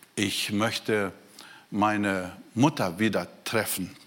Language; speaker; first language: German; non-native, fluent; Portuguese